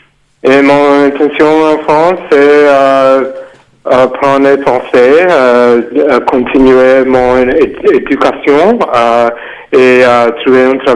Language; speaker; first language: French; non-native, learner; Spanish